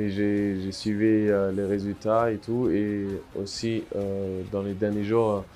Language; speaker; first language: French; non-native, fluent; German